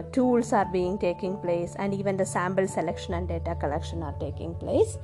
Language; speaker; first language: English; non-native, local second language; Malayalam